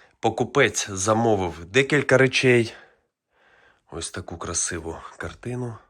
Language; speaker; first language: Ukrainian; non-native, local second language; Russian